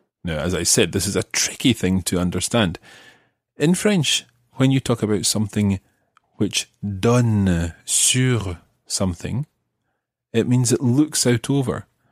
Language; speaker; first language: English; native; English